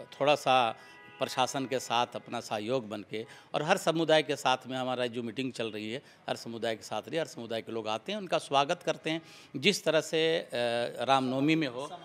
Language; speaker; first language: Hindi; native; Hindi